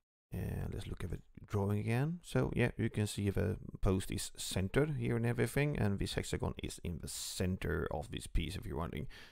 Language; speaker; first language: English; non-native, fluent; Swedish